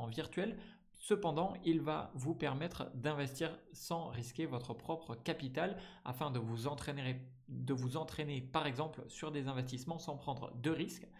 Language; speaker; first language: French; native; French